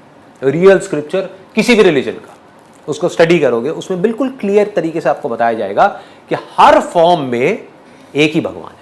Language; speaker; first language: Hindi; native; Hindi